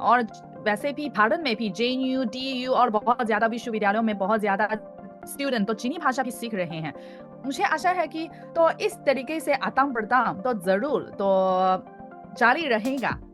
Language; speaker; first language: Hindi; non-native, fluent; Chinese